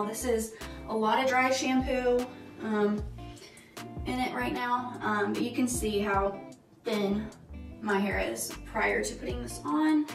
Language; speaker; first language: English; native; English